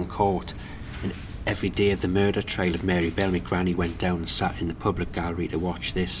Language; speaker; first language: English; native; English